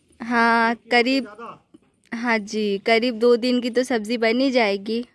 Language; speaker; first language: Hindi; native; Hindi